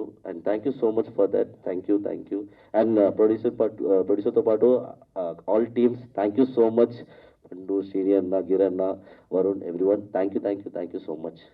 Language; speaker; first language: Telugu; non-native, learner; Tamil